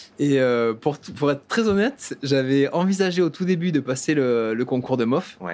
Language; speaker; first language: French; native; French